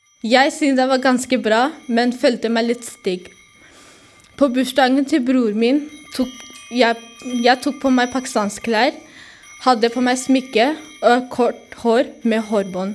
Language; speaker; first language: Norwegian; early bilingual, other home language; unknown